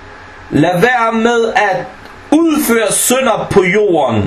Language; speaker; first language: Danish; non-native, fluent; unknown